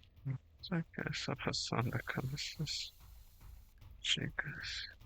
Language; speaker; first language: Spanish; non-native, learner; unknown